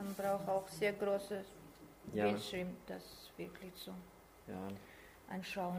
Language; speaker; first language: German; non-native, learner; Russian